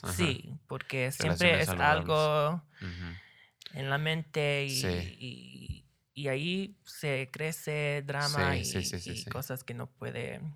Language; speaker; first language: Spanish; early bilingual, heritage; Spanish